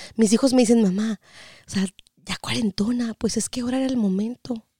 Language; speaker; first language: Spanish; native; Spanish